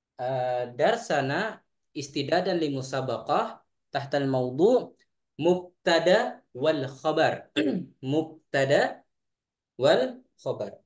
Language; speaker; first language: Arabic; non-native, fluent; Indonesian